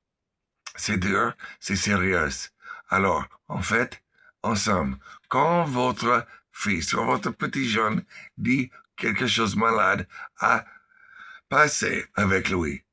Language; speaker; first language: French; non-native, learner; English